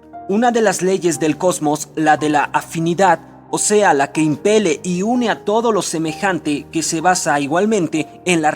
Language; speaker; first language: Spanish; native; Spanish